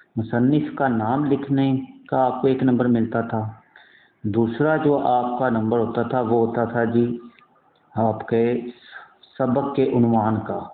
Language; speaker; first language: Urdu; non-native, local second language; Punjabi